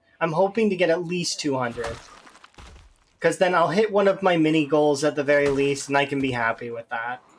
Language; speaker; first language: English; native; English